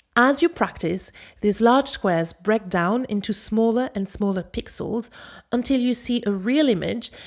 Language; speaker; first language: English; non-native, fluent; French